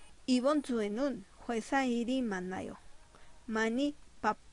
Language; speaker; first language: Korean; non-native, fluent; Spanish